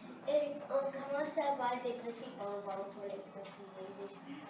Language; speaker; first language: French; early bilingual, other home language; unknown